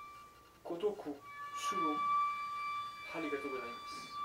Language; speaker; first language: Japanese; non-native, learner; French